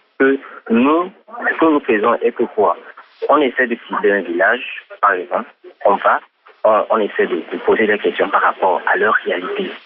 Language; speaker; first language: French; non-native, local second language; Ewe